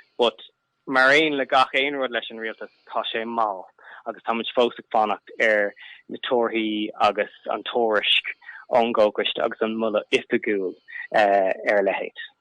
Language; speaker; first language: Irish; non-native, local second language; English